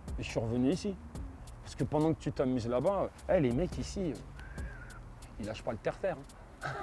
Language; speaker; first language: French; native; French